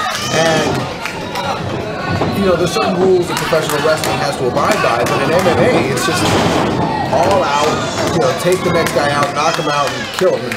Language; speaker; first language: English; native; English